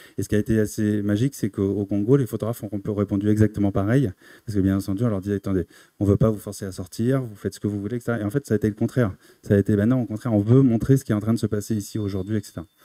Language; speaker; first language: French; native; French